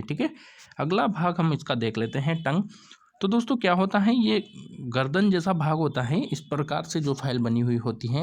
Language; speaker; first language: Hindi; native; Hindi